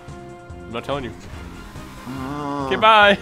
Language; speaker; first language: English; native; English